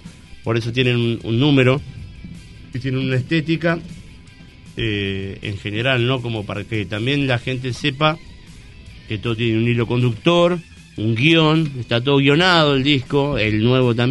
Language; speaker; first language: Spanish; native; Spanish